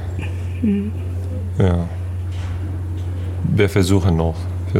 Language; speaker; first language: German; non-native, learner; Arabic